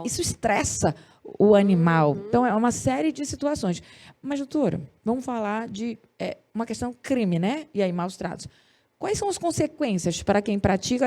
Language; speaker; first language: Portuguese; native; Portuguese